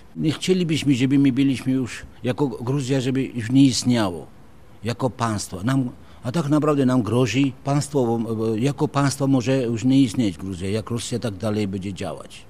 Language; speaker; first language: Polish; non-native, fluent; Georgian